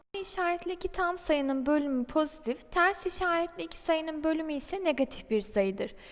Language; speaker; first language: Turkish; native; Turkish